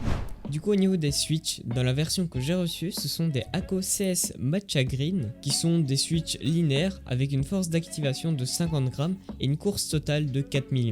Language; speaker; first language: French; native; French